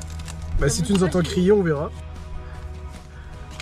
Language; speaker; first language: French; native; French